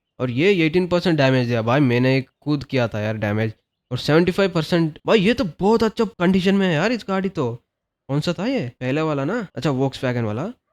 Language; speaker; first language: Hindi; non-native, local second language; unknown